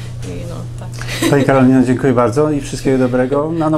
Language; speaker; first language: Polish; native; Polish